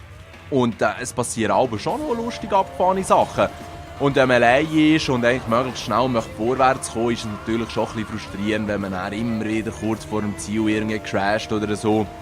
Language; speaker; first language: German; native; German